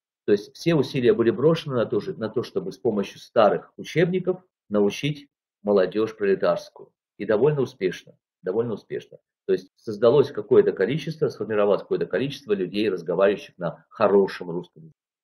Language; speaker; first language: Russian; native; Russian